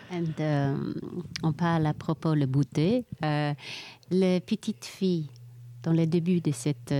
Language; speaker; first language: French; non-native, fluent; English